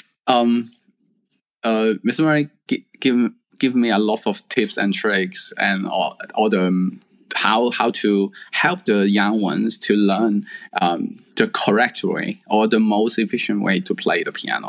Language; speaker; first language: English; non-native, local second language; Cantonese